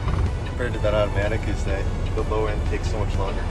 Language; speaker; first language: English; native; English